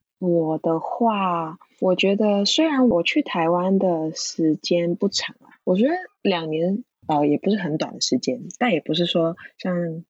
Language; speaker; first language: Chinese; non-native, local second language; Cantonese